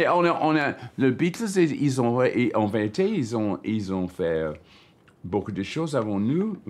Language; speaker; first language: French; non-native, learner; English